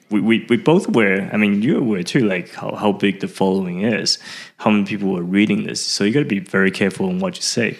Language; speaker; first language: English; early bilingual, other home language; Chinese